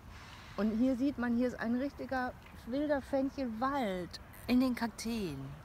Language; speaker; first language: German; native; German